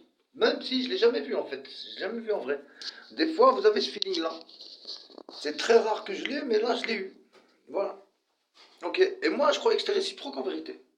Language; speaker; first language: French; early bilingual, other home language; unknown